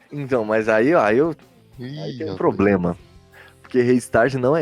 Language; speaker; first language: Portuguese; native; Portuguese